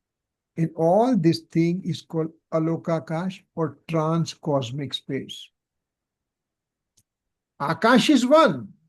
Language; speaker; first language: English; non-native, local second language; Gujarati